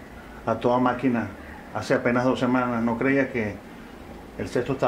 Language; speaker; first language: Spanish; native; Spanish